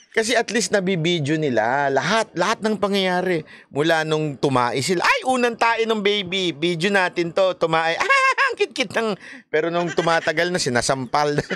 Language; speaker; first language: Filipino; native; Filipino